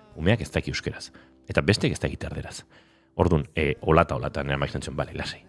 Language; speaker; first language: Basque; non-native, local second language; Spanish